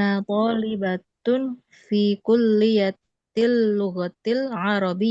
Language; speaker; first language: Arabic; non-native, learner; Indonesian